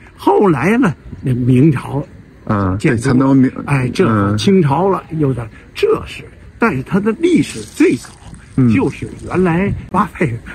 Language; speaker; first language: Chinese; native; Chinese